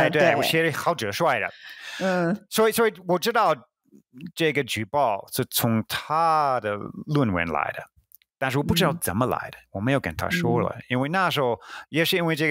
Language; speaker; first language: Chinese; non-native, fluent; English